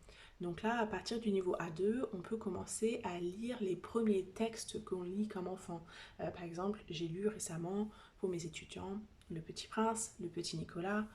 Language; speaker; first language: French; native; French